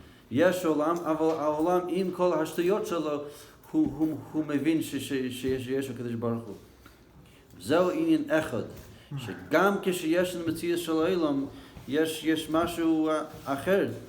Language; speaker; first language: Hebrew; non-native, fluent; English